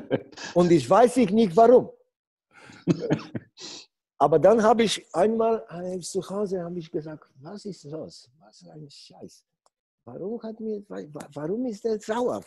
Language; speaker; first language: German; non-native, learner; Polish